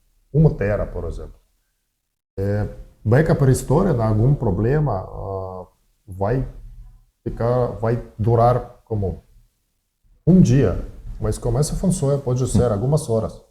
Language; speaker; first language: Portuguese; non-native, learner; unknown